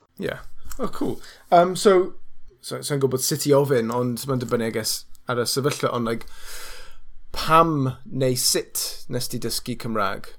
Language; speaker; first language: Welsh; non-native, local second language; English